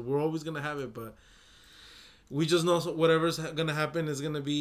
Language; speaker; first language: English; early bilingual, other home language; Spanish